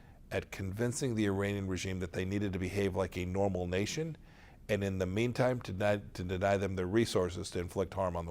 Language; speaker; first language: English; native; English